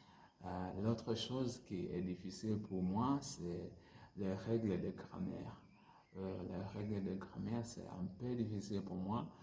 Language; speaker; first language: French; non-native, learner; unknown